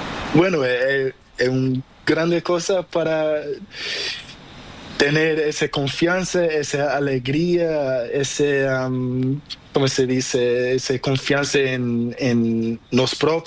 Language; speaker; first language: Spanish; non-native, learner; Portuguese